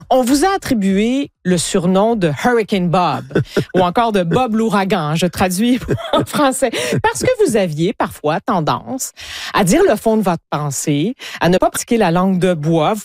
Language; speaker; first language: French; native; French